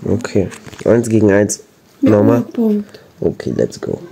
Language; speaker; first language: German; native; German